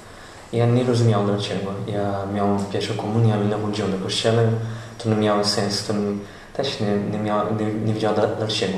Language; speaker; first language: Polish; non-native, learner; Portuguese